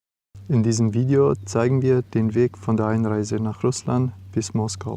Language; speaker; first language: German; non-native, fluent; Romanian